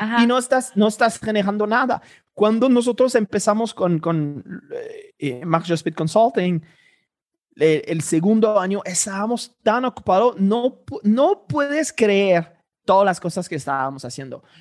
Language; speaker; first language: Spanish; non-native, fluent; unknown